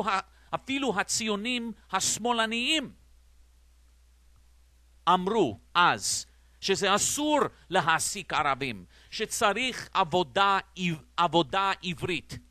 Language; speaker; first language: Hebrew; non-native, fluent; English